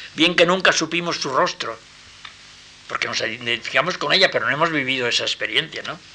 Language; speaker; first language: Spanish; native; Spanish